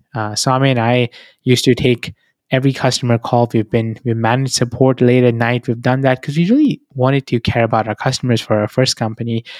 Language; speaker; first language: English; non-native, local second language; Hindi